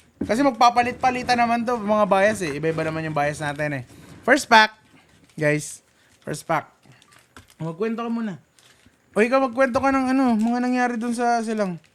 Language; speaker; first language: Filipino; native; Filipino